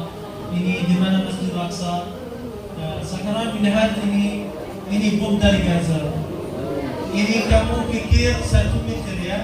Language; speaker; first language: Indonesian; non-native, learner; Arabic